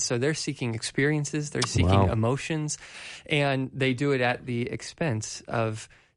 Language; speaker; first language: English; native; English